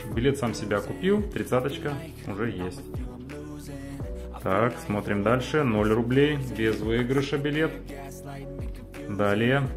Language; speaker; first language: Russian; native; Russian